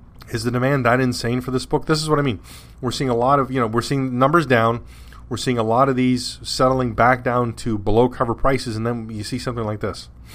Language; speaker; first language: English; native; English